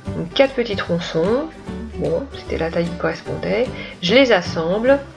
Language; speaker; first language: French; native; French